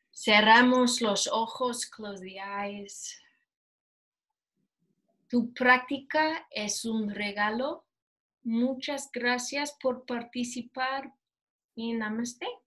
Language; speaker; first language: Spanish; non-native, learner; English